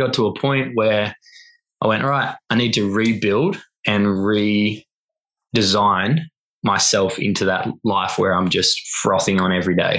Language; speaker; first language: English; native; English